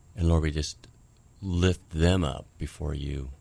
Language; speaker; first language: English; native; English